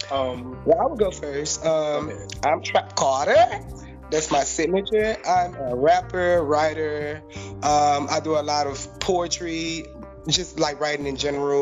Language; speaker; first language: English; native; English